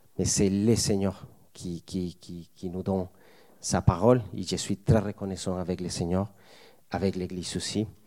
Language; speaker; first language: French; non-native, fluent; Spanish